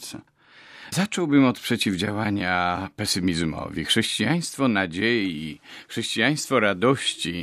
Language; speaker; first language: Polish; native; Polish